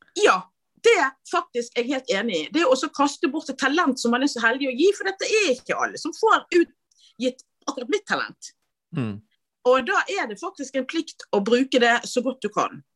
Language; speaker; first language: Norwegian; native; Norwegian